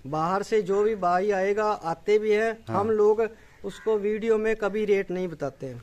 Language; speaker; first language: Hindi; native; Hindi